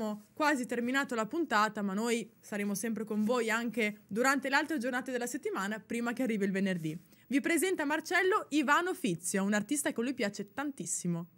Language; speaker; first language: Italian; native; Italian